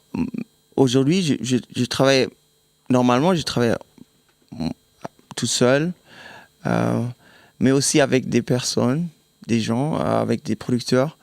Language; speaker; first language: French; non-native, fluent; German